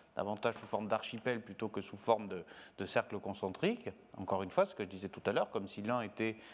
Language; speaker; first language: French; native; French